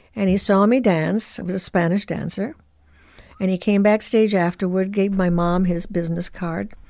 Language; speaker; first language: English; early bilingual, other home language; Spanish